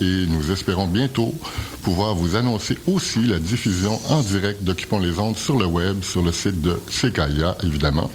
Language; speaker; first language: French; native; French